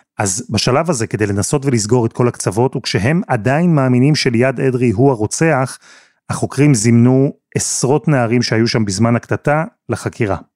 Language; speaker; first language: Hebrew; native; Hebrew